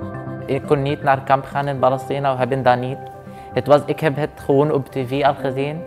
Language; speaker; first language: Dutch; non-native, fluent; Arabic